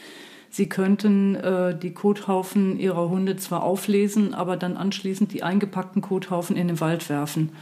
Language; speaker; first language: German; native; German